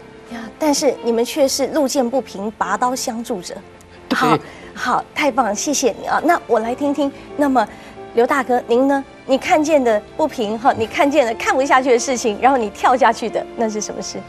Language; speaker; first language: Chinese; native; Chinese